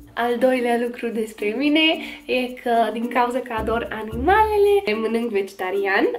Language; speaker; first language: Romanian; non-native, fluent; English